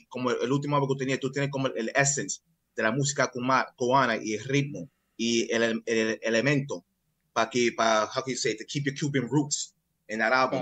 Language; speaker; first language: Spanish; early bilingual, heritage; English